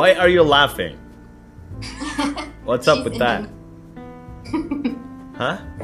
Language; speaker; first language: English; non-native, fluent; Indonesian